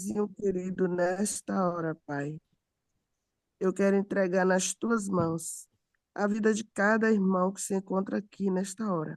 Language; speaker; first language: Portuguese; native; Portuguese